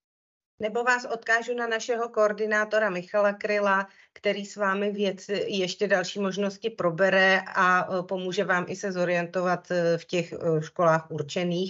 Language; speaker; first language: Czech; native; Czech